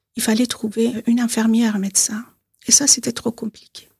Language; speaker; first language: French; non-native, fluent; Persian